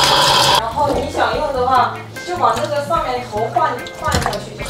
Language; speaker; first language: Chinese; non-native, local second language; Korean